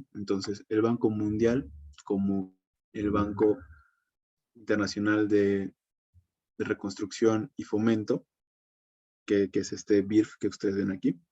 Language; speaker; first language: Spanish; native; Spanish